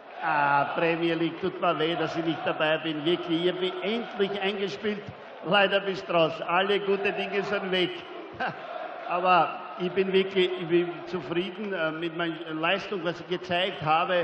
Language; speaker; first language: German; non-native, fluent; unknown